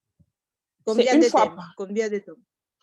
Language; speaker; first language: French; non-native, learner; Catalan